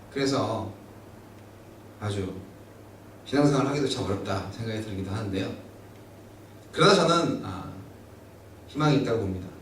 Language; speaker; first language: Korean; native; Korean